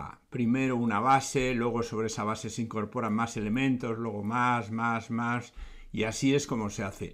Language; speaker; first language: Spanish; native; Spanish